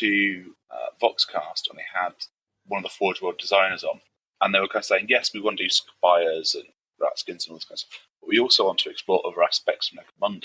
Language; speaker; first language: English; native; English